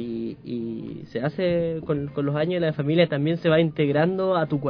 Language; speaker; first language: Spanish; native; Spanish